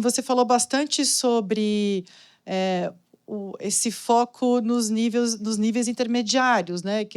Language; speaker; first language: Portuguese; native; Portuguese